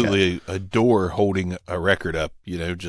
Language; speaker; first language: English; native; English